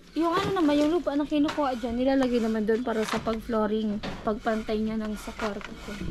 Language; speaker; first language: Filipino; non-native, local second language; Bikol